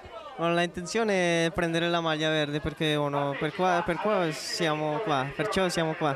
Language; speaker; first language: Italian; non-native, learner; Spanish